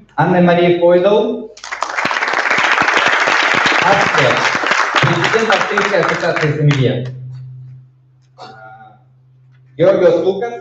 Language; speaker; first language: Russian; native; Russian